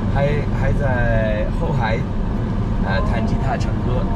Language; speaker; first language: Chinese; non-native, learner; English